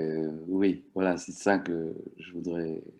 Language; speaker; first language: French; non-native, fluent; Turkish